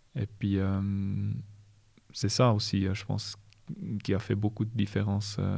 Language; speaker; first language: French; non-native, local second language; German